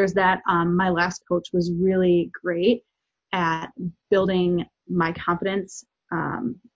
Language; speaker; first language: English; native; English